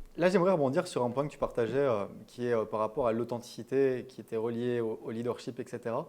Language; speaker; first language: French; native; French